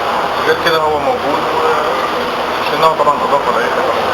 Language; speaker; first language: Arabic; native; Arabic